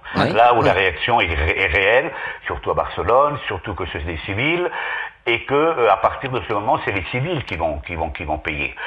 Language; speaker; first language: French; native; French